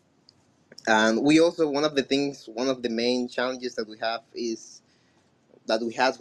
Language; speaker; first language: English; non-native, fluent; Spanish